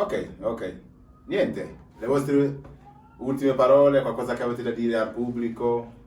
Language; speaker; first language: Italian; native; Italian